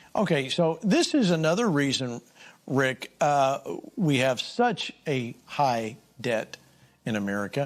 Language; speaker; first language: English; native; English